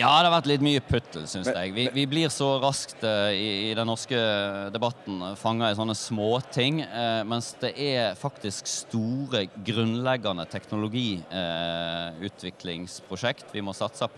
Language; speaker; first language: Norwegian; native; Norwegian